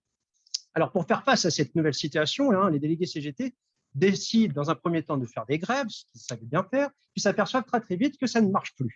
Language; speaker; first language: French; native; French